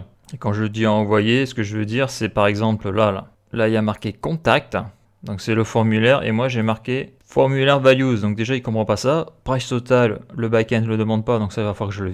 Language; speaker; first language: French; native; French